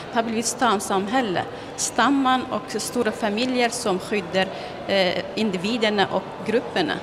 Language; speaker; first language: Swedish; non-native, fluent; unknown